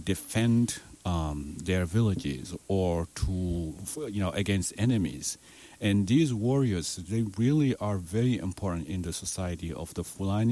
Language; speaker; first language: English; non-native, fluent; Fula